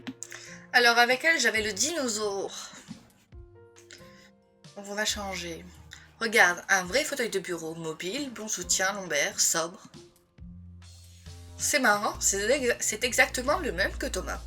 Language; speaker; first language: French; native; French